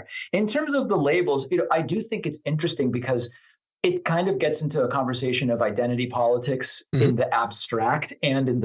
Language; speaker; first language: English; non-native, fluent; Spanish